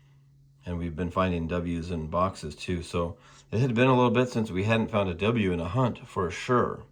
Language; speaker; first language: English; native; English